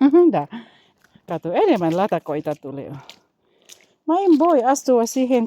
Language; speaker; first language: Finnish; non-native, learner; Bikol